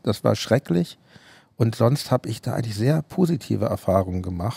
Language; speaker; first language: German; native; German